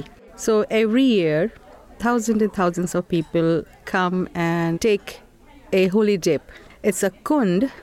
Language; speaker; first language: English; non-native, local second language; Hindi